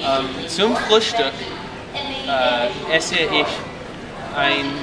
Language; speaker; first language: German; non-native, learner; English